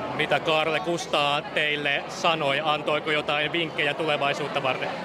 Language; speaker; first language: Finnish; native; Finnish